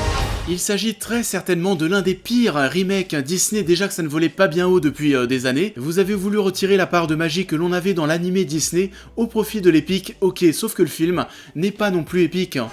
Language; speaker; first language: French; native; French